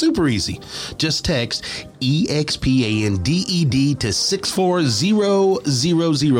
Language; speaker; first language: English; native; English